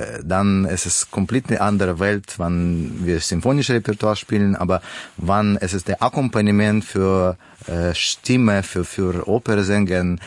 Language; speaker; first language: German; non-native, learner; Russian